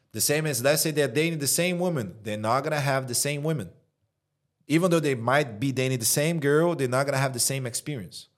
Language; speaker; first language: English; non-native, fluent; Portuguese